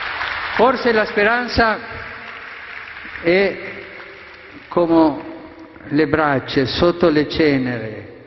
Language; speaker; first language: Italian; non-native, fluent; Spanish